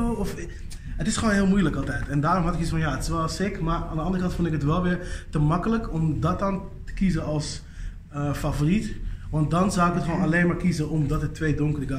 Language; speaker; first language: Dutch; native; Dutch